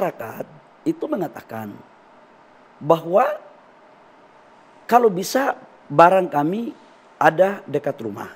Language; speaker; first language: Indonesian; native; Indonesian